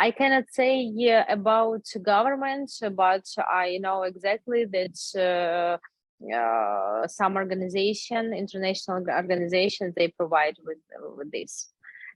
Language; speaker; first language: English; non-native, learner; Ukrainian